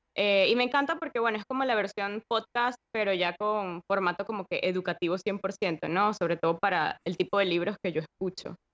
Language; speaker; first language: Spanish; native; Spanish